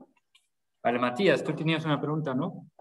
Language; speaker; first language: Spanish; non-native, fluent; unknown